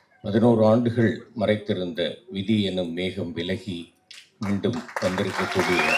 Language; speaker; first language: Tamil; native; Tamil